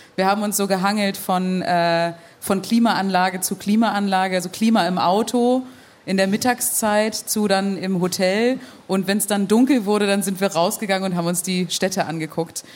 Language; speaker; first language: German; native; German